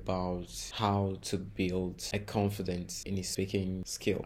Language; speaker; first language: English; non-native, fluent; Portuguese